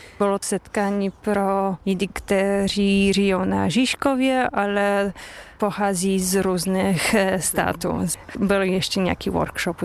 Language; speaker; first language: Czech; non-native, fluent; Polish